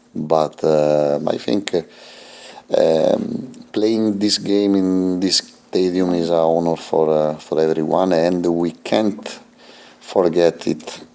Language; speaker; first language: English; non-native, fluent; Italian